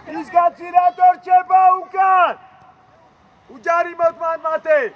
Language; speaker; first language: Georgian; native; Georgian